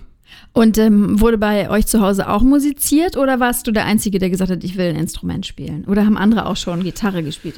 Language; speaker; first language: German; native; German